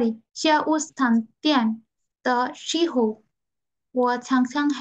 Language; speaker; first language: Chinese; non-native, learner; Bangla